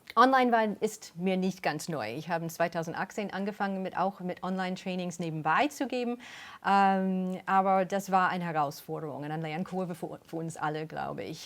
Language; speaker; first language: German; non-native, fluent; English